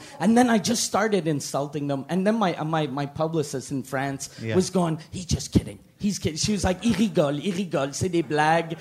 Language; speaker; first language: English; native; English